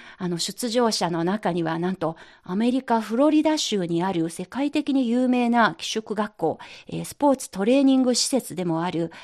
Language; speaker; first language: Japanese; non-native, fluent; Chinese